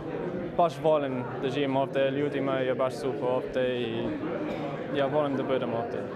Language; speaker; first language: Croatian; early bilingual, heritage; English